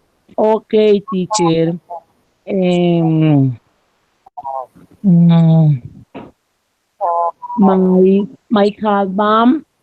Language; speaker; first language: English; non-native, learner; Spanish